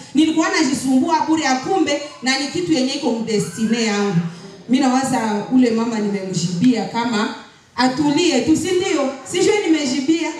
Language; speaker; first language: Swahili; native; Swahili